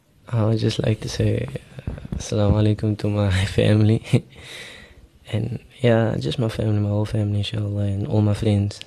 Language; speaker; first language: English; native; English